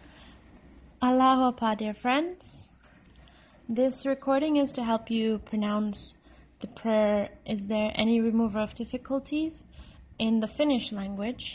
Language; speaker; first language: English; non-native, fluent; Finnish